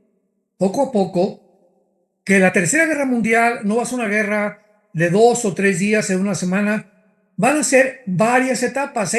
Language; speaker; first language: Spanish; native; Spanish